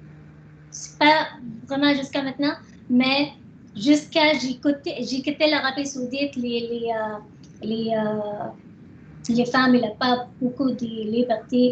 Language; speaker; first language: French; non-native, learner; Arabic